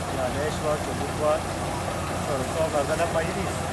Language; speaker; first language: Turkish; native; Turkish